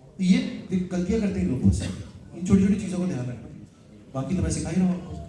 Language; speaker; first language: Hindi; native; Hindi